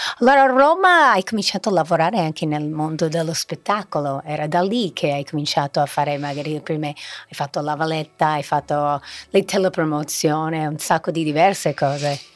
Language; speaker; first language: Italian; non-native, fluent; English